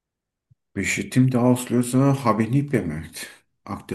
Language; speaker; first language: German; non-native, learner; Turkish